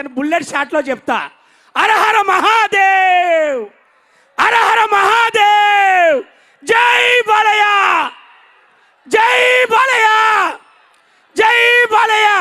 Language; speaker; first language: Telugu; native; Telugu